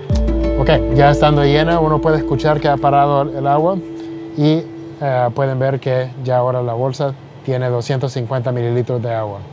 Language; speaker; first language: Spanish; early bilingual, heritage; Spanish